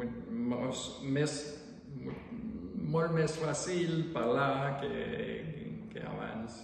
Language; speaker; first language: Catalan; non-native, learner; French